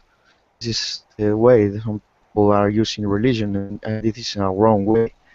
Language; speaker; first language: English; non-native, learner; Spanish